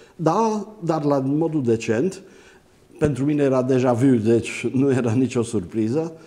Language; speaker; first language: Romanian; native; Romanian